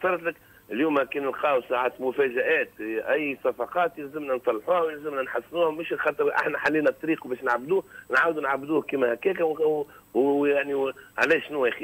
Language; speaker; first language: Arabic; native; Arabic